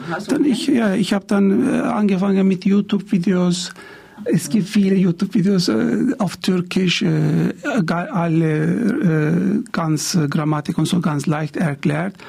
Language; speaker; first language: German; non-native, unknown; Turkish